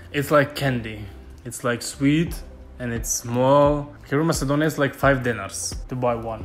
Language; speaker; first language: English; non-native, fluent; Macedonian